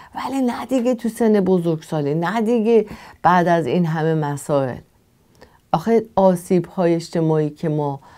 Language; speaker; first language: Persian; native; Persian